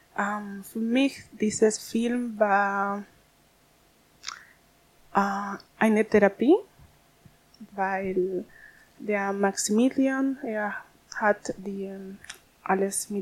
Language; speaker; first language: German; non-native, learner; Spanish